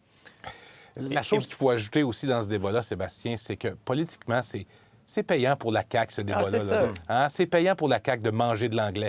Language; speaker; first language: French; native; French